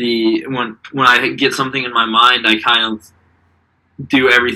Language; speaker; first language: English; native; English